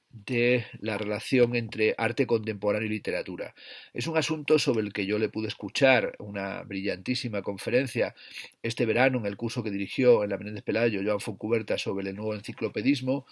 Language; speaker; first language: Spanish; native; Spanish